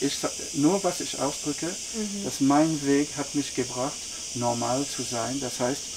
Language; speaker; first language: German; non-native, fluent; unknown